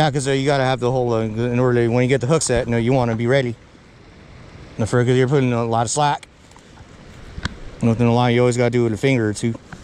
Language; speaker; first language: English; native; English